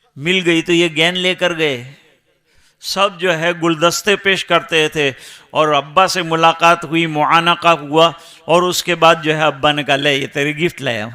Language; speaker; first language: Urdu; non-native, local second language; Gujarati